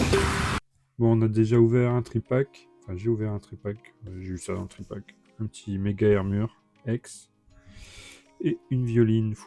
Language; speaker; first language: French; native; French